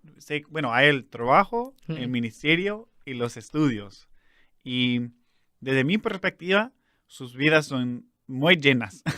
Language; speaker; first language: Spanish; non-native, fluent; English